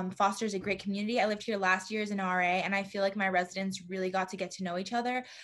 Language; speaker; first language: English; native; English